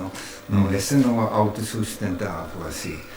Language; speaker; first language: Portuguese; non-native, fluent; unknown